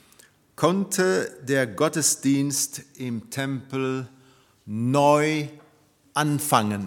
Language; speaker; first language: German; non-native, fluent; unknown